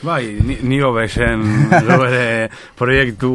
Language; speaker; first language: Basque; non-native, local second language; Spanish